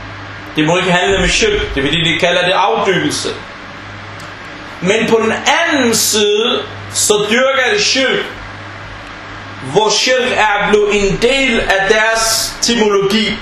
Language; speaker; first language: Danish; non-native, fluent; Arabic